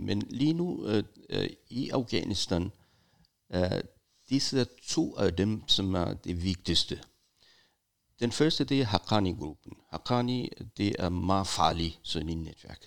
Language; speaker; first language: Danish; non-native, fluent; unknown